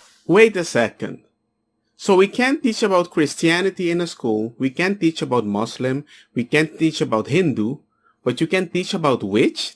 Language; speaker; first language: English; non-native, fluent; Spanish